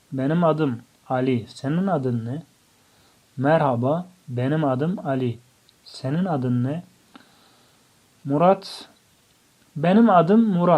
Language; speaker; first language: Turkish; non-native, fluent; Tajik